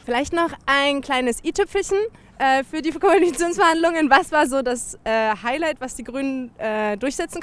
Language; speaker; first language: German; native; German